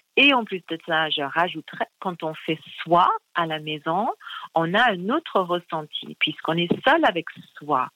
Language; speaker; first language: French; non-native, fluent; English